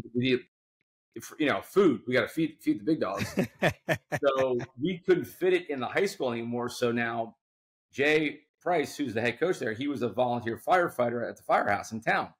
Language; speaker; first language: English; native; English